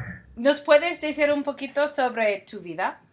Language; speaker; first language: Spanish; non-native, fluent; English